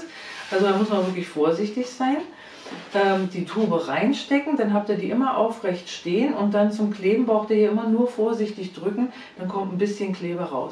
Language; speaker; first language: German; native; German